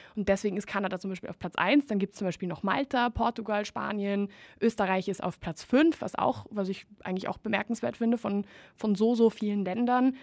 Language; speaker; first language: German; non-native, fluent; Spanish